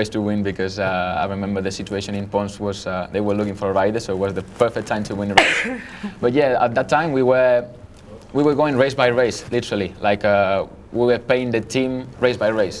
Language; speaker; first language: English; non-native, fluent; Spanish